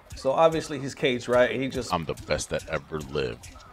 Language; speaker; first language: English; native; English